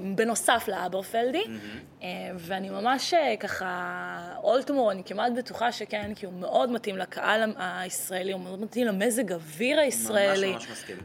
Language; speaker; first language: Hebrew; early bilingual, other home language; Russian